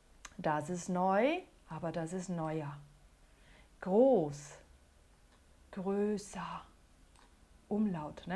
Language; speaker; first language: German; non-native, fluent; Portuguese